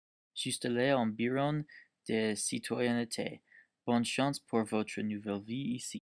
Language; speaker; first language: French; non-native, learner; English